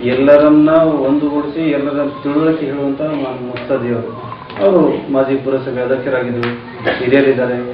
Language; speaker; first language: Kannada; non-native, local second language; Lambadi